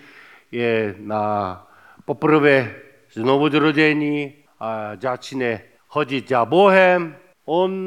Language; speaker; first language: Czech; non-native, fluent; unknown